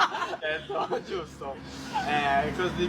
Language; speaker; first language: Italian; non-native, learner; Portuguese